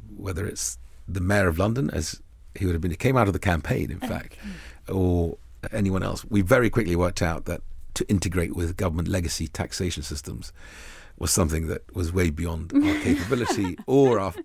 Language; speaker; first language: English; early bilingual, other home language; Arabic